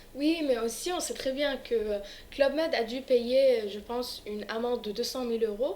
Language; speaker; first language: French; non-native, local second language; Arabic